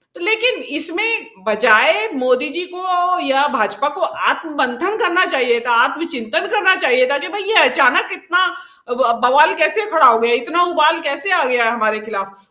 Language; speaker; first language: Hindi; native; Hindi